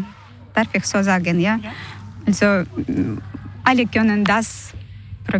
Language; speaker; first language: German; non-native, fluent; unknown